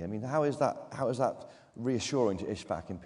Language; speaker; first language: English; native; English